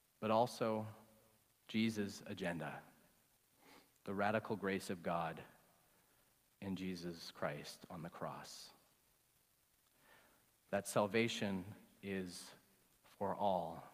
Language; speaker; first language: English; native; English